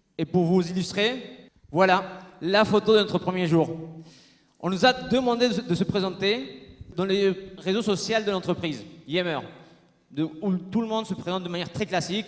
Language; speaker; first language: French; non-native, fluent; Spanish